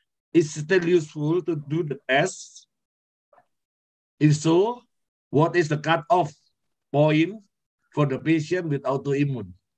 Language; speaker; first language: English; non-native, fluent; Indonesian